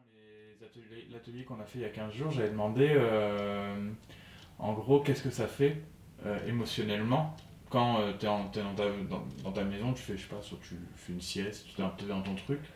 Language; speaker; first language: French; native; French